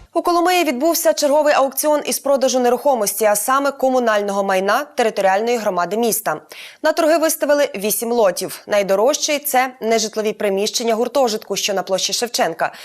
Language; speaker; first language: Ukrainian; native; Ukrainian